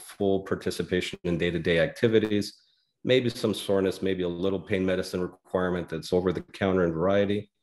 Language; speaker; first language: English; native; English